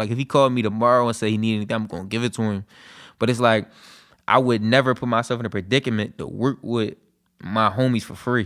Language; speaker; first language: English; native; English